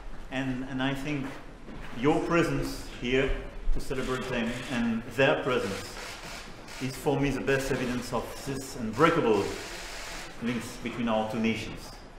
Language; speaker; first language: English; non-native, fluent; French